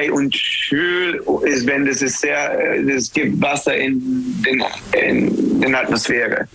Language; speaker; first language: German; non-native, learner; English